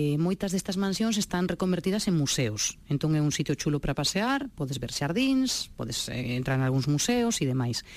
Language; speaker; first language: Galician; non-native, local second language; Spanish